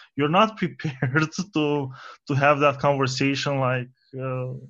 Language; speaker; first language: English; non-native, fluent; Romanian